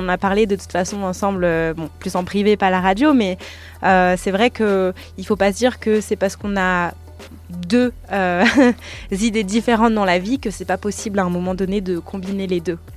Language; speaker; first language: French; native; French